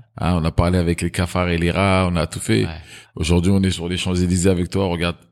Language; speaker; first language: French; early bilingual, other home language; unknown